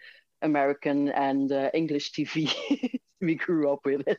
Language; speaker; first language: English; non-native, fluent; Dutch